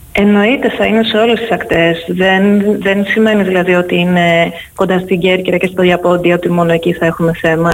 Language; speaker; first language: Greek; non-native, fluent; Dutch